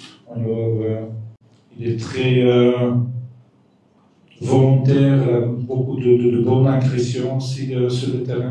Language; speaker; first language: French; non-native, fluent; Dutch